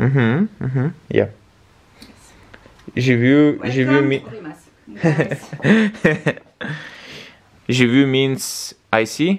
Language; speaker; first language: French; non-native, learner; Lithuanian